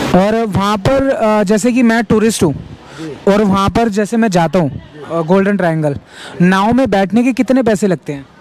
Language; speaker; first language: Hindi; native; Hindi